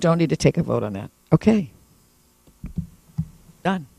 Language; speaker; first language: English; native; English